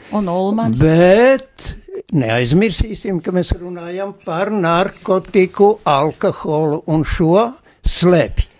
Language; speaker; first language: Latvian; native; Latvian